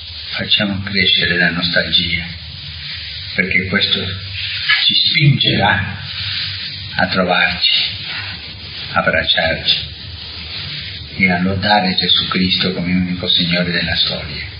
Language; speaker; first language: Italian; non-native, fluent; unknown